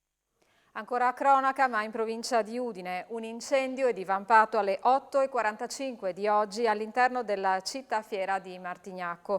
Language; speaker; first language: Italian; native; Italian